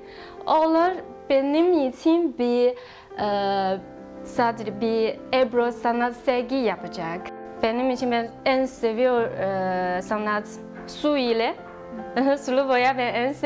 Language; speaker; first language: Turkish; non-native, learner; Chinese